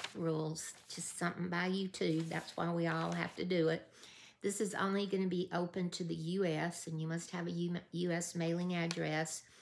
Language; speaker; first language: English; native; English